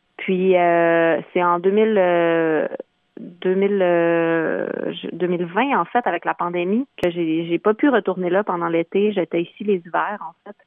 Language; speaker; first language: French; native; French